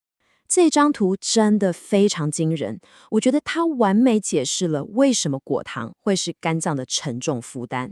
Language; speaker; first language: Chinese; native; Chinese